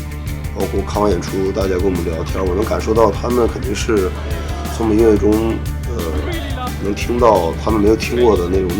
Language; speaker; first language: Chinese; native; Chinese